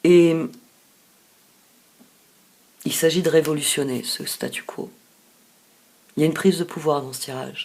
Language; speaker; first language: French; native; French